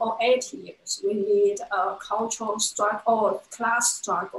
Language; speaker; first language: English; non-native, fluent; Chinese